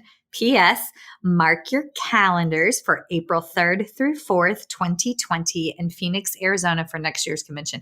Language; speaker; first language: English; native; English